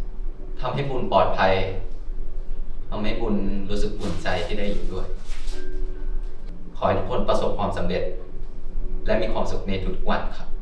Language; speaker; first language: Thai; native; Thai